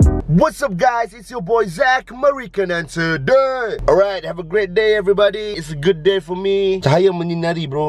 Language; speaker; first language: English; non-native, local second language; Malay